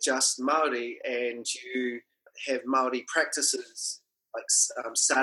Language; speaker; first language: English; non-native, local second language; Māori